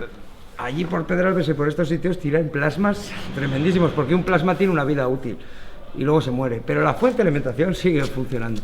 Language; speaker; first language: Spanish; native; Spanish